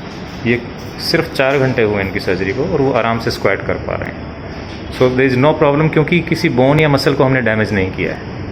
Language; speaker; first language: Hindi; native; Hindi